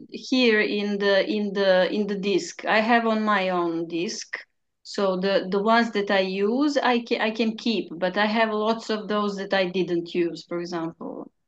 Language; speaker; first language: English; non-native, fluent; Serbian